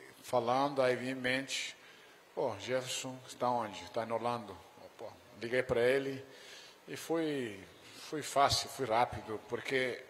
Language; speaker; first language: Portuguese; non-native, fluent; Dutch